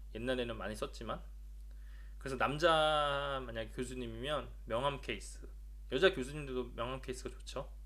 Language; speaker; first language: Korean; native; Korean